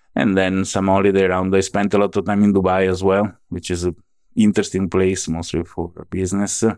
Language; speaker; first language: English; non-native, fluent; Italian